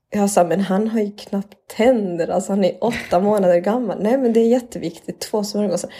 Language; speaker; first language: Swedish; early bilingual, other home language; Spanish